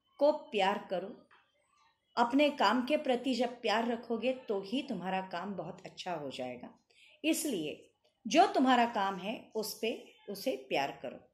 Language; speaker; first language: Hindi; non-native, local second language; Marathi